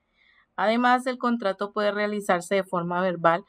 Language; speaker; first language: Spanish; native; Spanish